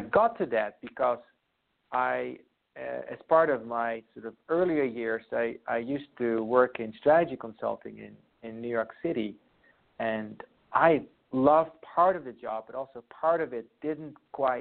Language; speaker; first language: English; non-native, fluent; Western Frisian